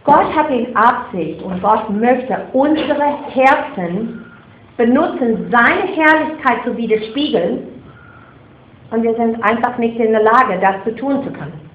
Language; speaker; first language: German; non-native, fluent; English